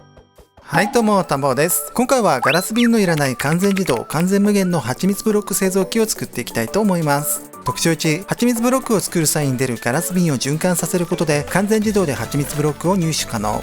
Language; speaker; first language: Japanese; native; Japanese